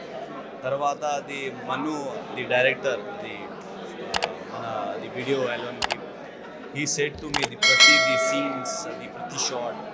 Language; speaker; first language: Telugu; non-native, learner; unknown